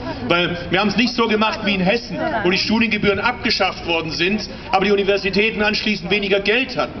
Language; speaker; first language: German; early bilingual, other home language; Turkish